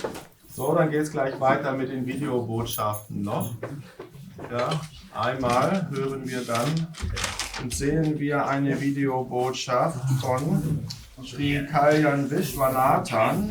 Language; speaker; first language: German; native; German